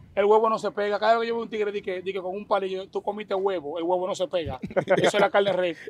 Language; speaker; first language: Spanish; native; Spanish